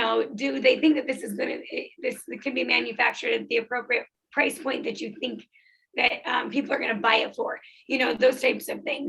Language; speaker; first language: English; native; English